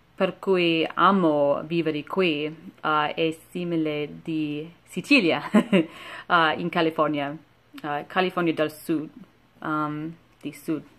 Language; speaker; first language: Italian; non-native, learner; English